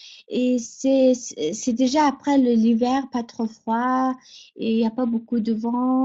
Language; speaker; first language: French; non-native, fluent; Mongolian